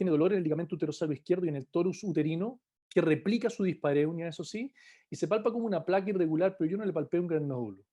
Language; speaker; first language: Spanish; native; Spanish